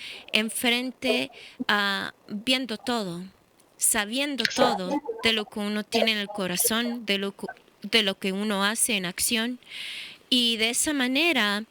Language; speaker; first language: Spanish; early bilingual, heritage; English